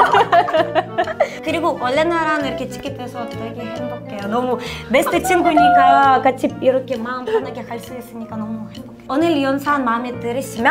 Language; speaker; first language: Korean; non-native, fluent; Ukrainian